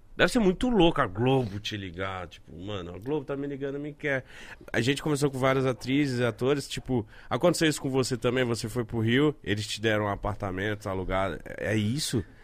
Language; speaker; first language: Portuguese; native; Portuguese